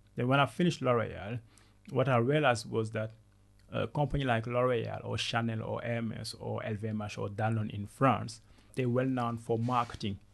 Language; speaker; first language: English; non-native, fluent; Wolof